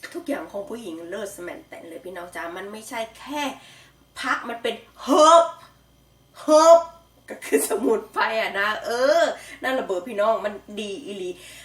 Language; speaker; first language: Thai; native; Thai